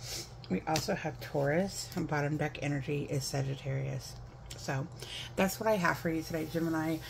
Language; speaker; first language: English; native; English